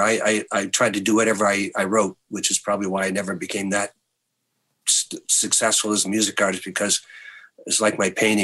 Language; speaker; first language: English; native; English